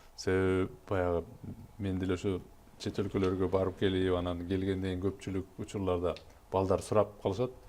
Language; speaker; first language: Kyrgyz; native; Kyrgyz